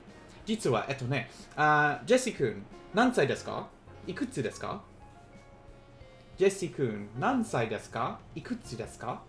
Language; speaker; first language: Japanese; non-native, learner; English